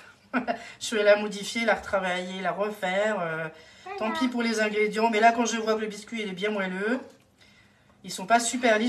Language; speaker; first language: French; native; French